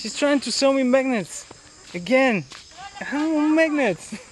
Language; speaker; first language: English; non-native, fluent; Bulgarian